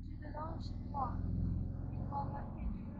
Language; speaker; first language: French; non-native, learner; Russian